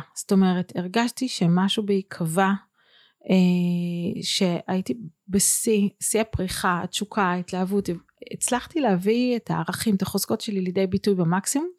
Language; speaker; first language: Hebrew; native; Hebrew